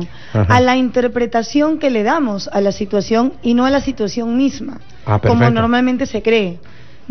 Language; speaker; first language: Spanish; native; Spanish